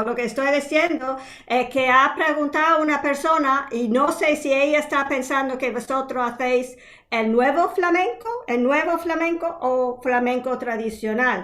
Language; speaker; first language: Spanish; non-native, fluent; English